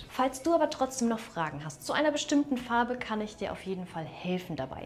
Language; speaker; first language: German; native; German